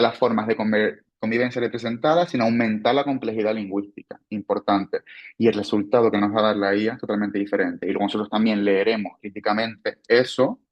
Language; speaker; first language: Spanish; native; Spanish